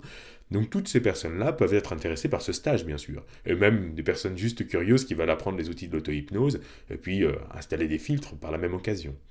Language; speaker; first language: French; native; French